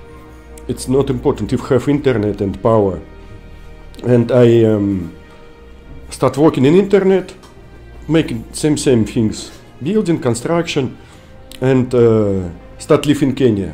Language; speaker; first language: English; non-native, learner; Russian